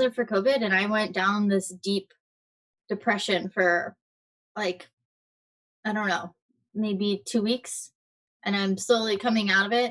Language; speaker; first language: English; native; English